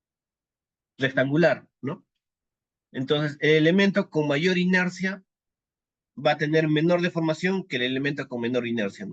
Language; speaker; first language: Spanish; native; Spanish